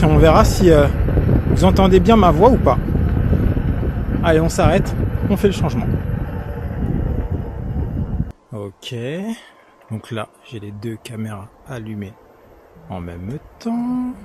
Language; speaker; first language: French; native; French